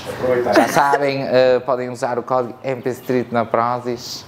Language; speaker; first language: Portuguese; native; Portuguese